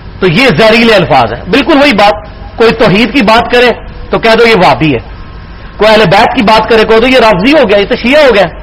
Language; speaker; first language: Urdu; non-native, local second language; Punjabi